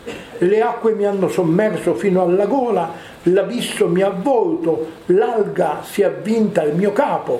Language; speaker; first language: Italian; native; Italian